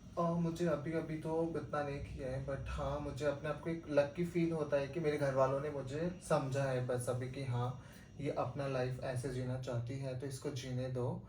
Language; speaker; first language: Hindi; non-native, local second language; Nepali